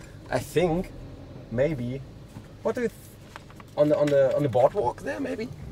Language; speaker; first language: English; non-native, fluent; German